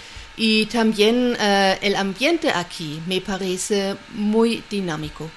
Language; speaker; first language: Spanish; non-native, fluent; German